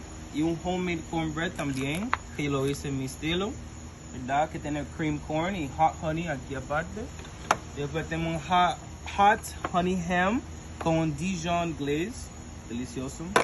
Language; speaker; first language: Spanish; early bilingual, heritage; Spanish